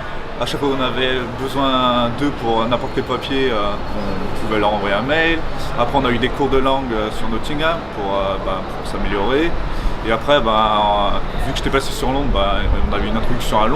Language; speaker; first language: French; native; French